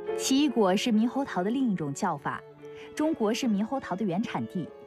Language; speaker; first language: Chinese; native; Chinese